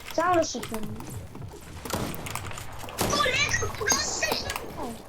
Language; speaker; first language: Bulgarian; native; Bulgarian